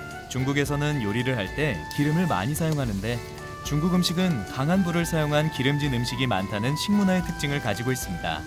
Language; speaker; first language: Korean; native; Korean